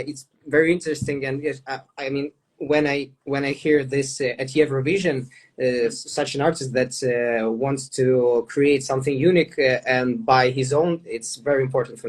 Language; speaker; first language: English; non-native, fluent; Ukrainian